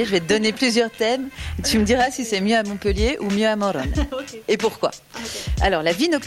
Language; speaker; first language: French; native; French